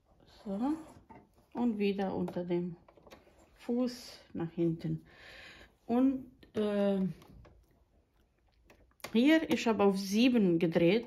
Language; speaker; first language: German; non-native, fluent; Croatian